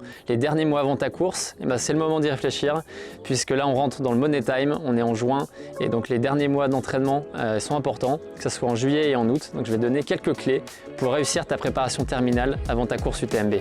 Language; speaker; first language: French; native; French